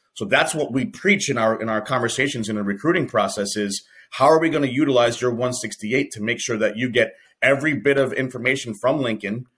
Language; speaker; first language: English; native; English